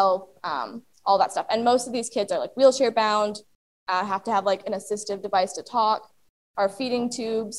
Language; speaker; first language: English; native; English